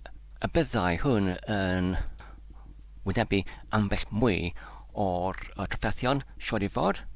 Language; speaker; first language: Welsh; non-native, learner; Polish